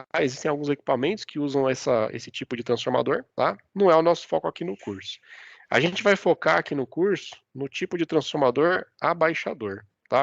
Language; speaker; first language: Portuguese; native; Portuguese